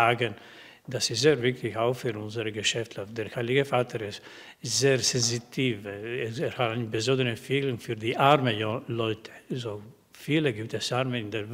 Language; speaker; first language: German; non-native, learner; Croatian